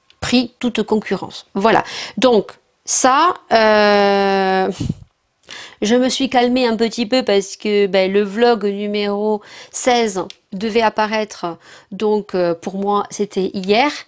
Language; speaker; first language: French; native; French